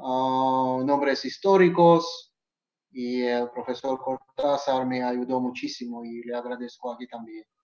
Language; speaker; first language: Spanish; non-native, fluent; Georgian